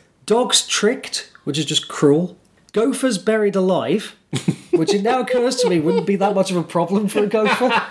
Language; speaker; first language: English; native; English